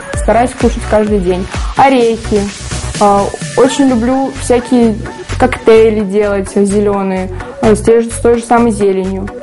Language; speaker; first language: Russian; native; Russian